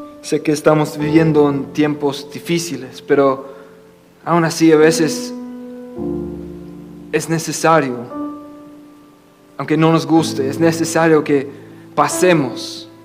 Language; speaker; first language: Spanish; non-native, fluent; English